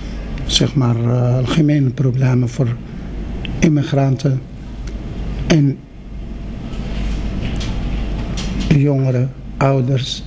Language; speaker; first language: Dutch; non-native, fluent; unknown